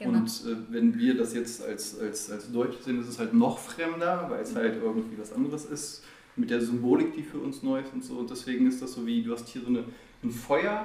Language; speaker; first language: German; native; German